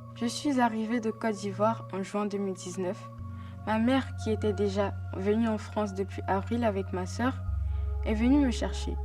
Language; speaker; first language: French; native; French